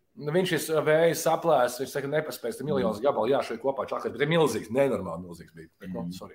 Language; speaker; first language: Latvian; native; Latvian